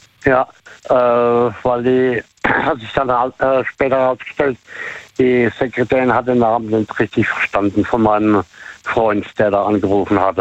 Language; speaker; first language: German; native; German